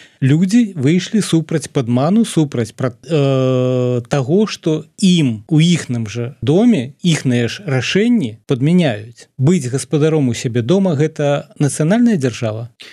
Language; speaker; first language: Belarusian; native; Belarusian